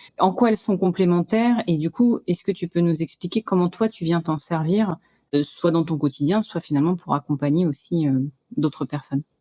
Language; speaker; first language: French; native; French